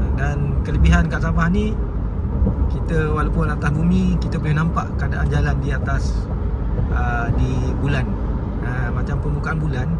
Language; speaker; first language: Malay; native; Malay